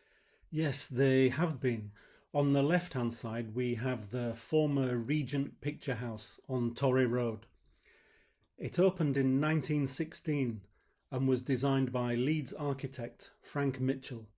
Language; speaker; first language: English; native; English